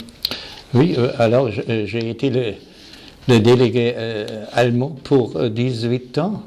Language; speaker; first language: French; non-native, fluent; German